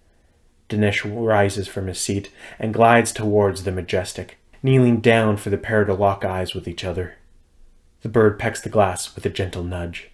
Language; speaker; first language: English; native; English